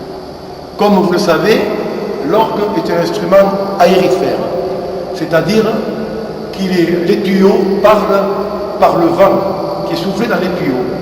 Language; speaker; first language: French; native; French